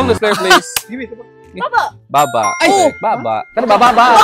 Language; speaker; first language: Filipino; non-native, local second language; Cebuano